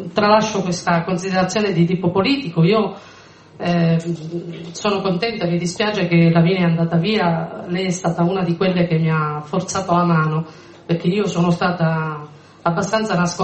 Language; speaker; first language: Italian; native; Italian